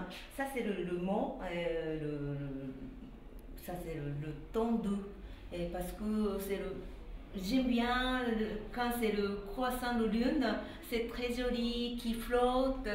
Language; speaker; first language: French; non-native, learner; Japanese